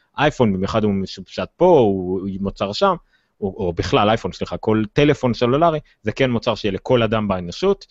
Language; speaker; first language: Hebrew; native; Hebrew